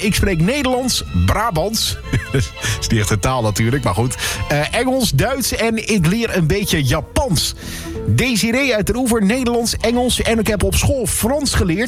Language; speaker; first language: Dutch; native; Dutch